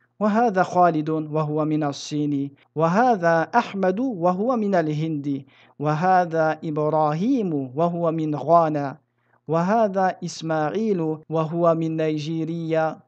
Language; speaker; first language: Arabic; non-native, fluent; French